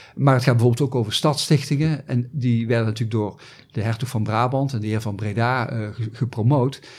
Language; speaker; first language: Dutch; native; Dutch